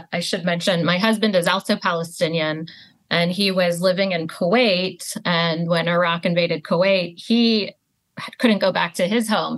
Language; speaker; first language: English; native; English